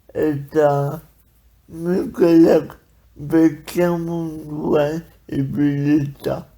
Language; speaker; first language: Basque; non-native, learner; Spanish